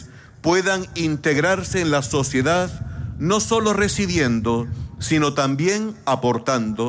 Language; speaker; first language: Spanish; native; Spanish